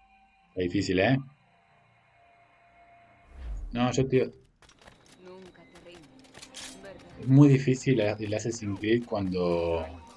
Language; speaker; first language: Spanish; native; Spanish